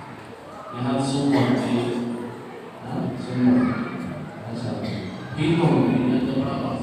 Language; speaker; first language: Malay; non-native, learner; Arabic